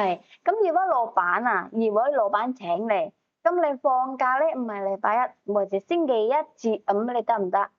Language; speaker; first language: Cantonese; native; Cantonese